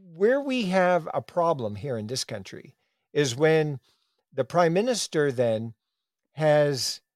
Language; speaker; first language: English; native; English